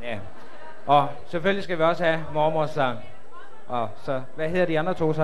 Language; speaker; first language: Danish; native; Danish